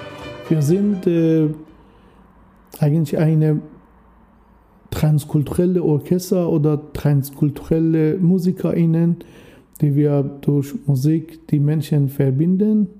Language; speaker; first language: German; non-native, learner; Persian